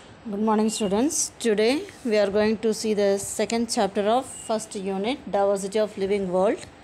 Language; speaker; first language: English; non-native, local second language; Tamil